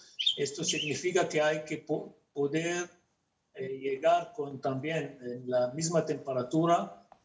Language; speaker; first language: Spanish; non-native, fluent; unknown